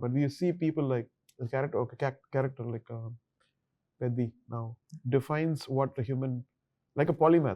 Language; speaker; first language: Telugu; non-native, learner; Tamil